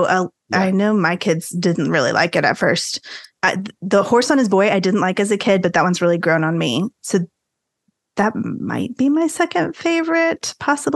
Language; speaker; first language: English; native; English